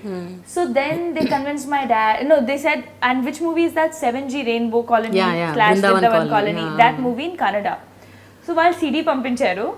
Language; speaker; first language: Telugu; non-native, local second language; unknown